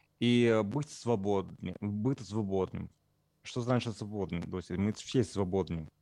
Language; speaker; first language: Russian; non-native, fluent; Italian